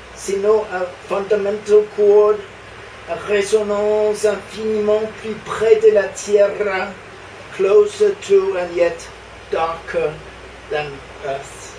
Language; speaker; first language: Spanish; non-native, fluent; Danish